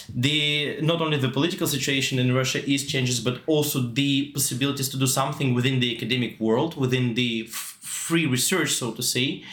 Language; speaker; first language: English; non-native, fluent; Russian